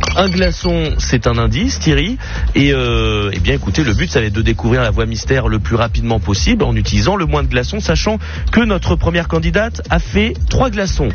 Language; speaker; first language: French; native; French